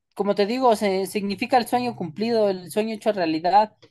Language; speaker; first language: Spanish; native; Spanish